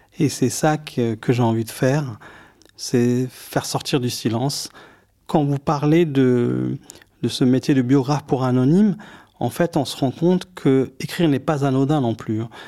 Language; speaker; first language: French; early bilingual, other home language; Arabic